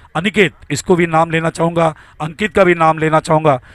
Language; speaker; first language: Hindi; non-native, local second language; Marathi